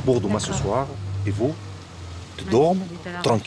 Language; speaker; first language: French; non-native, learner; Arabic